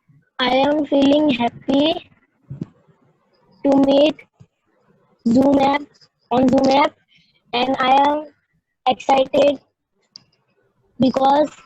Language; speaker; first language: English; non-native, learner; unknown